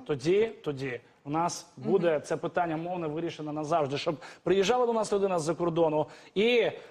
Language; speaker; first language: Ukrainian; native; Ukrainian